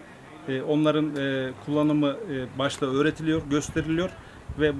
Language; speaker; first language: Turkish; native; Turkish